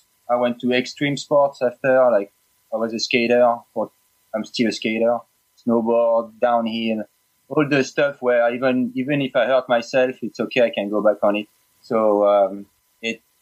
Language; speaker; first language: English; non-native, fluent; French